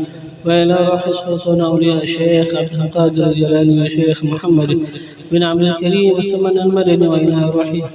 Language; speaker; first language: Arabic; non-native, fluent; Indonesian